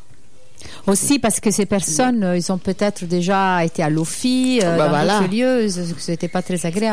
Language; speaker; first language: French; native; French